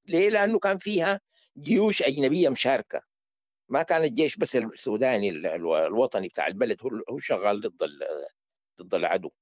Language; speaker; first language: Arabic; native; Arabic